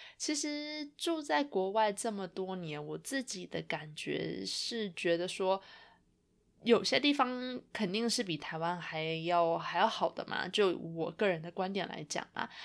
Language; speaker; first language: Chinese; native; Chinese